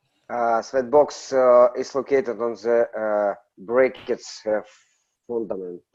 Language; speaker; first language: English; non-native, learner; Russian